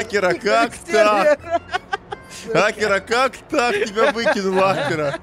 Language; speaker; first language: Russian; native; Russian